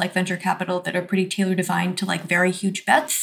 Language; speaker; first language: English; native; English